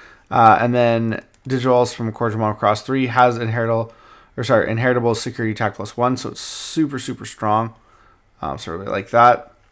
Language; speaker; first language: English; native; English